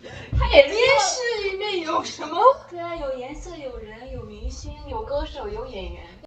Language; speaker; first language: Chinese; non-native, fluent; Mongolian